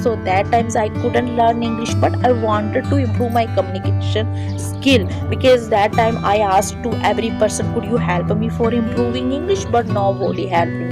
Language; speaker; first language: English; non-native, learner; Hindi